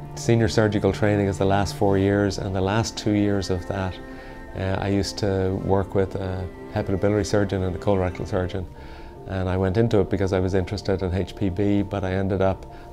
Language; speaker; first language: English; native; English